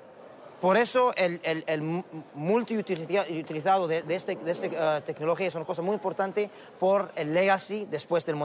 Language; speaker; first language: Spanish; non-native, learner; Arabic